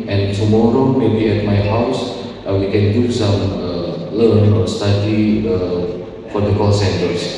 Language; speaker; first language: English; non-native, fluent; Indonesian